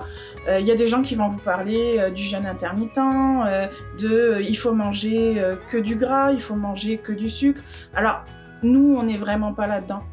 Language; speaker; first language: French; native; French